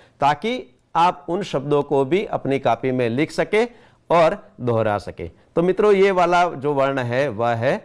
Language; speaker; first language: Hindi; non-native, local second language; Gujarati